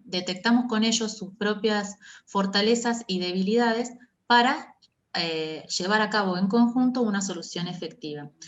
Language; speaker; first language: Spanish; native; Spanish